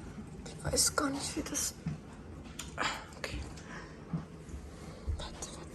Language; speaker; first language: German; native; German